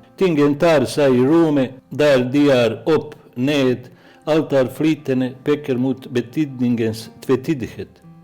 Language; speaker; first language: Norwegian; non-native, fluent; Bosnian